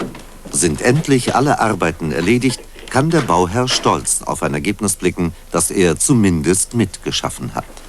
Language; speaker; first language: German; native; German